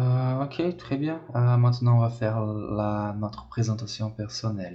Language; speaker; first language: French; non-native, fluent; Portuguese